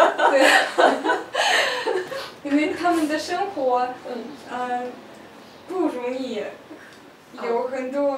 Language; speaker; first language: Chinese; non-native, learner; Russian